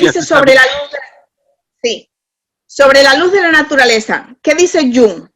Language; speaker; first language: Spanish; native; Spanish